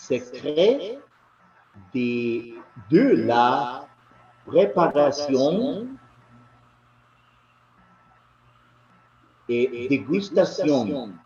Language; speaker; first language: French; non-native, learner; Spanish